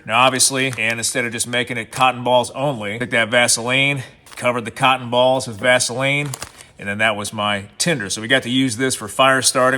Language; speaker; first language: English; native; English